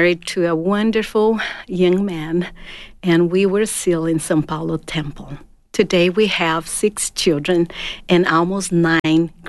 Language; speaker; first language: English; non-native, fluent; Portuguese